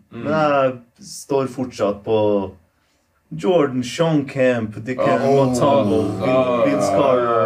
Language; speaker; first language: Norwegian; non-native, local second language; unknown